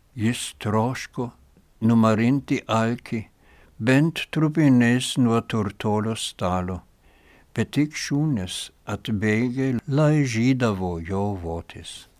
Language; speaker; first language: Lithuanian; non-native, fluent; German